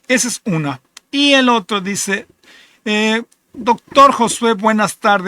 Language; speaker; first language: Spanish; native; Spanish